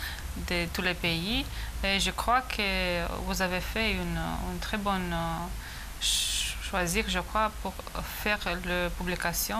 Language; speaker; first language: French; non-native, fluent; Romanian